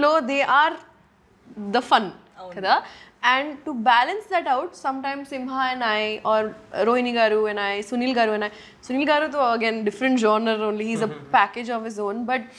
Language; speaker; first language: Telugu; non-native, local second language; Urdu